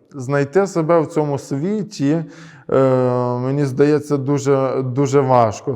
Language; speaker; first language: Ukrainian; early bilingual, heritage; Ukrainian